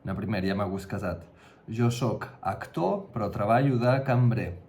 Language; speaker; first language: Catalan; non-native, fluent; Russian